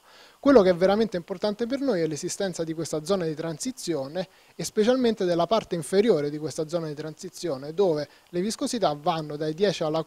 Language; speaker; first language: Italian; native; Italian